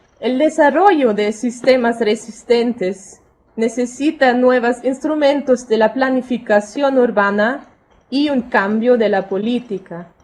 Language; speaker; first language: Spanish; non-native, fluent; German